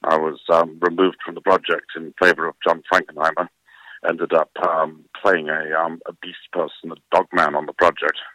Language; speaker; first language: English; native; English